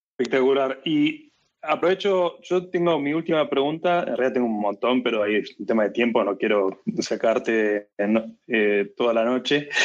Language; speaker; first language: Spanish; native; Spanish